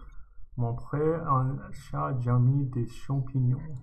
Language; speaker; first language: French; non-native, learner; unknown